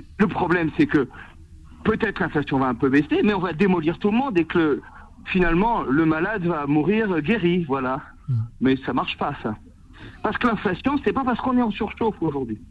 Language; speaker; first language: French; native; French